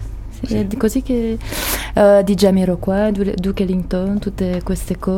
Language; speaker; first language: Italian; non-native, learner; French